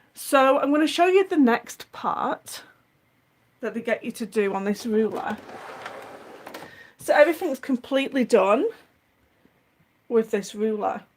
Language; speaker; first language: English; native; English